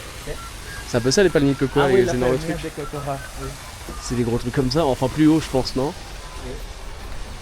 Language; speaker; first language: French; native; French